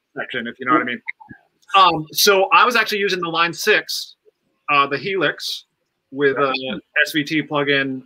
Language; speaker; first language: English; native; English